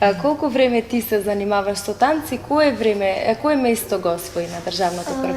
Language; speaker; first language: Macedonian; native; Macedonian